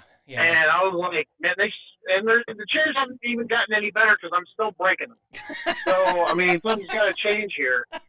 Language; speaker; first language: English; native; English